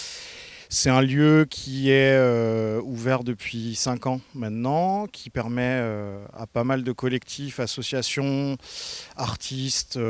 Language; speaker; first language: French; native; French